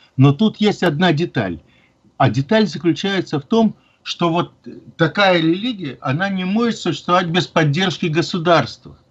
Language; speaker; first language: Russian; native; Russian